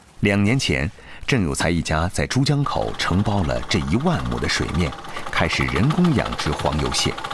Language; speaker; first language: Chinese; native; Chinese